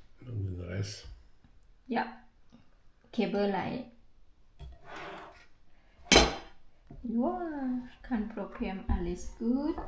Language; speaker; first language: German; non-native, learner; Thai